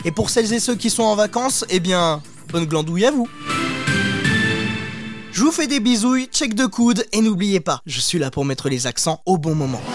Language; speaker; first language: French; native; French